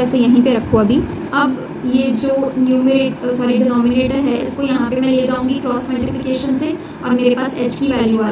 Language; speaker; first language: Hindi; native; Hindi